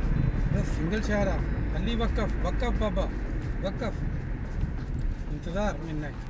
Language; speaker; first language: Arabic; non-native, learner; Hindi